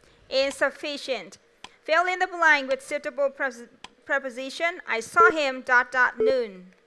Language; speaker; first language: English; non-native, fluent; Vietnamese